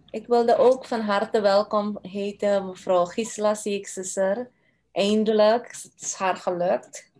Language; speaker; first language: Dutch; non-native, local second language; Caribbean Hindustani